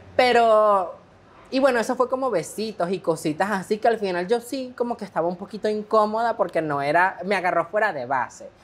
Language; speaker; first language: Spanish; native; Spanish